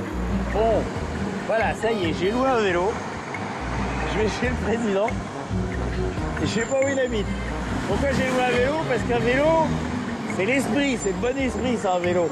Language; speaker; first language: French; native; French